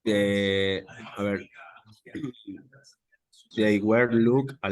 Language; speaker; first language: English; non-native, learner; Spanish